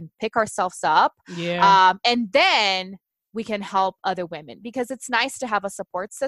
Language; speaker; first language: English; non-native, fluent; Portuguese